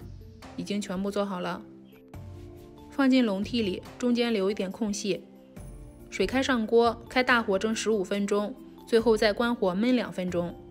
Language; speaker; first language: Chinese; native; Chinese